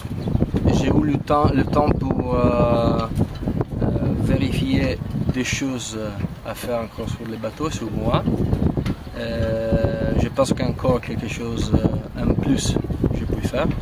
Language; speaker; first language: French; non-native, fluent; Italian